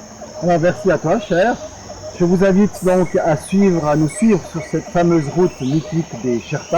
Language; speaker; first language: French; native; French